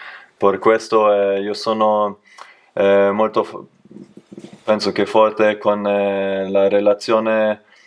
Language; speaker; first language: Italian; non-native, learner; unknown